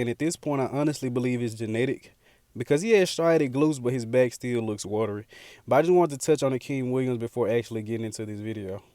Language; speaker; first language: English; native; English